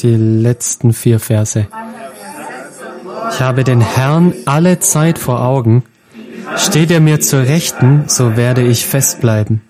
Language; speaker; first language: German; non-native, fluent; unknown